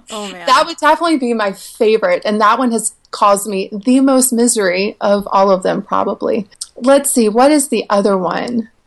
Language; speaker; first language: English; native; English